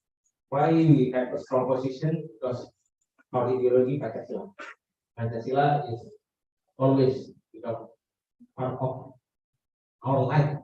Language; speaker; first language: English; non-native, learner; Indonesian